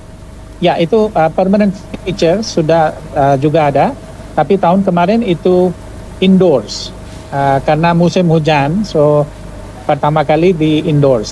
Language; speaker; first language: Indonesian; non-native, fluent; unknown